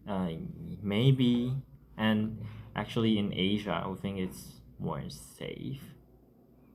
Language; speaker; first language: English; non-native, learner; Chinese